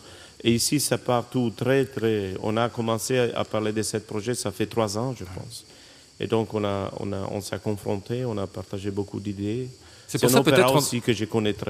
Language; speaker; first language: French; non-native, fluent; Italian